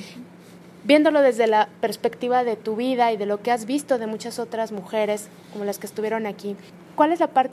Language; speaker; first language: Spanish; native; Spanish